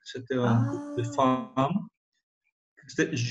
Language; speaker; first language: French; non-native, learner; Portuguese